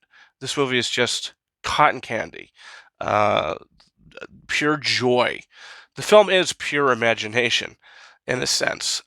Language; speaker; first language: English; native; English